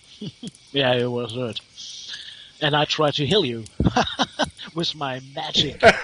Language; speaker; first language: English; non-native, learner; German